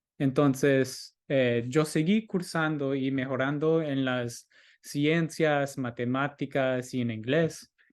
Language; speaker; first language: Spanish; early bilingual, heritage; Spanish